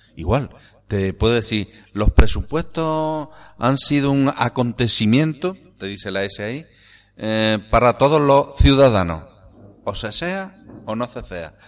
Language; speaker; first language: Spanish; native; Spanish